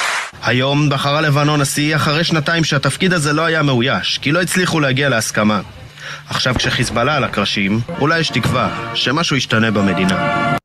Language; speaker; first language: Hebrew; native; Hebrew